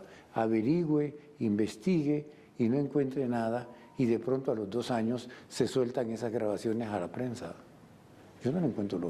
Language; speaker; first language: Spanish; native; Spanish